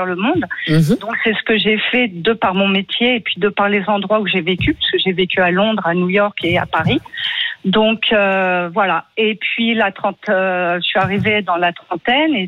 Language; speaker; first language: French; native; French